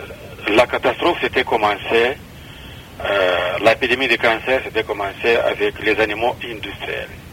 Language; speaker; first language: French; non-native, fluent; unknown